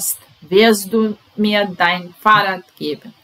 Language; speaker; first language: German; non-native, fluent; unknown